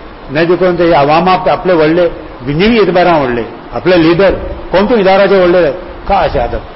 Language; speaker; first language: Marathi; non-native, local second language; Urdu